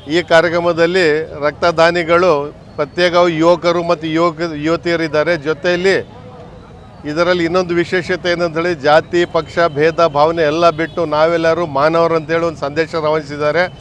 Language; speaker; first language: Kannada; non-native, local second language; Urdu